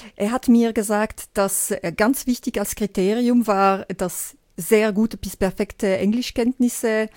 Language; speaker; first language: German; non-native, local second language; French